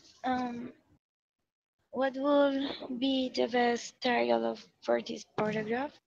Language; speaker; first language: English; non-native, learner; Spanish